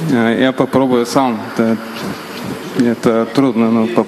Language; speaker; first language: Russian; non-native, learner; Bulgarian